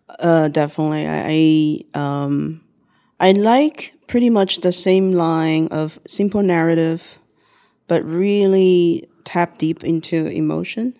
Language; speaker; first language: English; non-native, fluent; Chinese